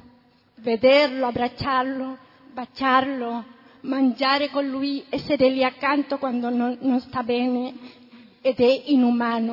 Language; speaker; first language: Italian; non-native, fluent; Spanish